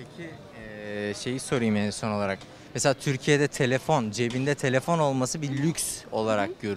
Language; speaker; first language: Turkish; native; Turkish